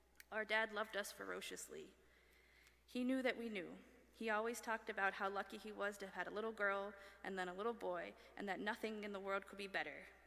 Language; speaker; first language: English; early bilingual, other home language; French